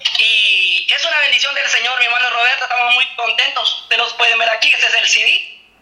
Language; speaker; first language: Spanish; native; Spanish